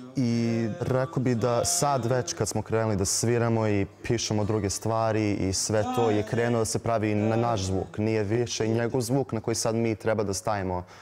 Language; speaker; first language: Serbian; native; Serbian